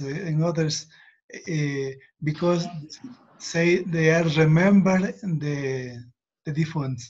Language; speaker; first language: English; non-native, learner; Spanish